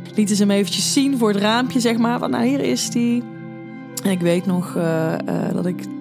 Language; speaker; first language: Dutch; native; Dutch